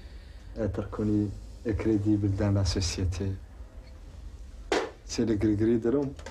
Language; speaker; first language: French; non-native, local second language; Arabic